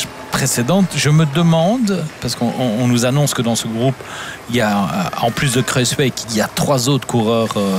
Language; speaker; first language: French; native; French